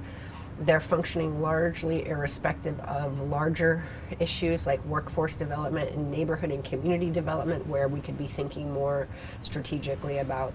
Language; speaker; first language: English; native; English